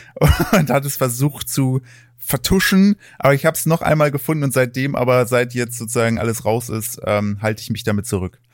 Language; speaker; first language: German; native; German